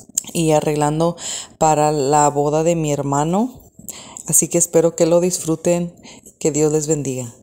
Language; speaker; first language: Spanish; native; Spanish